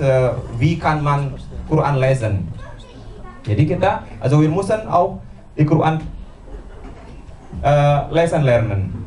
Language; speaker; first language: German; non-native, learner; Indonesian